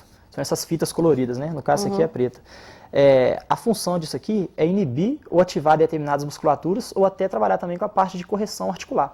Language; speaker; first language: Portuguese; native; Portuguese